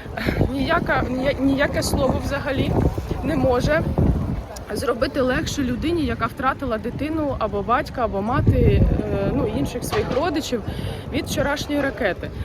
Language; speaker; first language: Ukrainian; native; Ukrainian